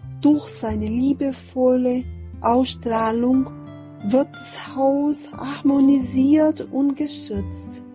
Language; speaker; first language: German; non-native, fluent; Portuguese